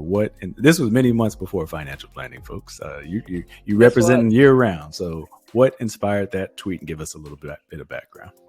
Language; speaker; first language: English; native; English